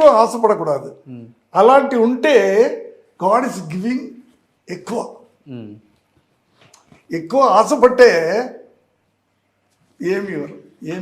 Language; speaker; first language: Telugu; non-native, learner; Tamil